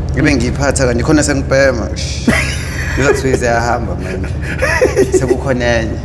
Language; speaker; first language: Zulu; native; Zulu